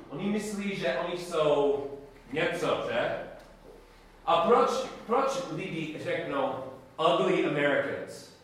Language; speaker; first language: Czech; non-native, learner; English